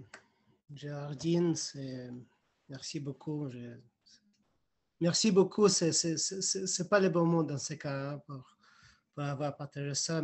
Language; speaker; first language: French; non-native, fluent; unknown